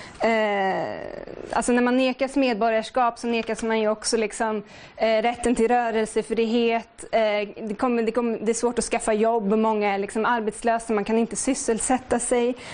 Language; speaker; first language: Swedish; native; Swedish